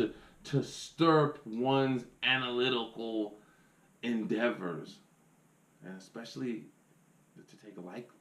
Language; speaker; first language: English; native; English